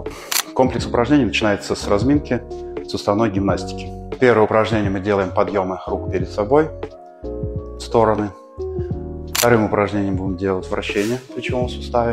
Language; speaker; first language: Russian; native; Russian